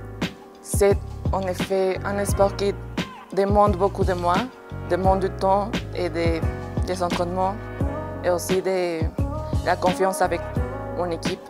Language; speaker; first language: French; non-native, fluent; Spanish